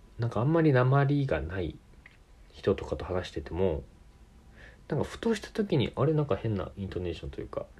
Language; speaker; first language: Japanese; native; Japanese